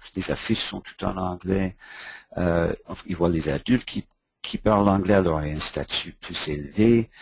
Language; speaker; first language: French; non-native, local second language; English